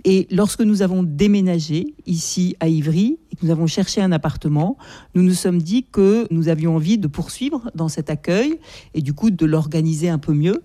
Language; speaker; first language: French; native; French